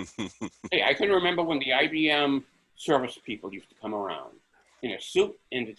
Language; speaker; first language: English; native; English